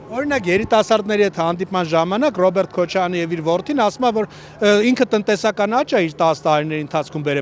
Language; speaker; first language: Armenian; native; Armenian